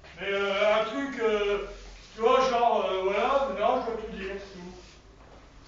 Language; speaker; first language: French; native; French